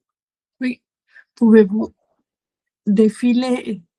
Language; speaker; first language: French; non-native, learner; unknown